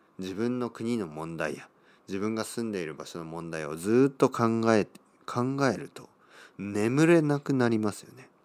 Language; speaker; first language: Japanese; native; Japanese